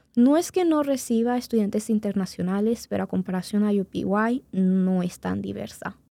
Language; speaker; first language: Spanish; native; Spanish